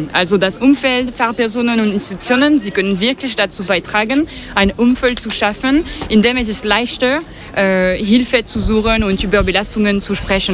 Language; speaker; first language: German; non-native, local second language; French